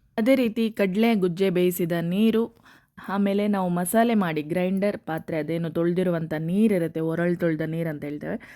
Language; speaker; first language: Kannada; native; Kannada